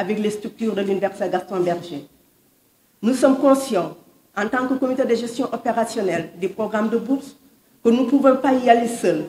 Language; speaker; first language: French; non-native, local second language; Wolof